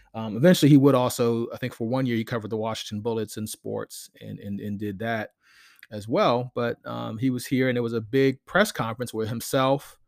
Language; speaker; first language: English; native; English